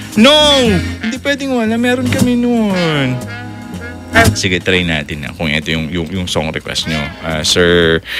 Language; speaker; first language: Filipino; non-native, local second language; Iloko